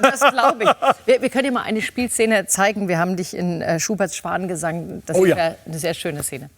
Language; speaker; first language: German; native; German